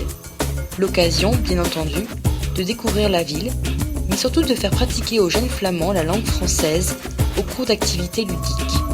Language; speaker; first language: French; native; French